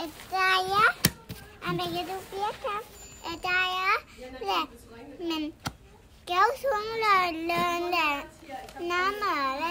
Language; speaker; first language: Vietnamese; early bilingual, heritage; Vietnamese